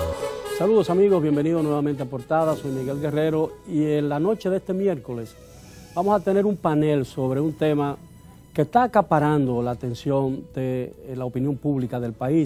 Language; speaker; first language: Spanish; native; Spanish